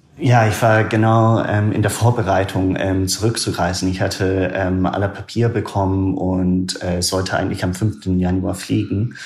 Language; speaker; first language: German; non-native, fluent; English